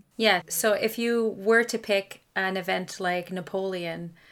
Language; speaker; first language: English; non-native, fluent; French